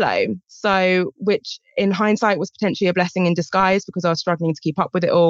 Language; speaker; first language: English; native; English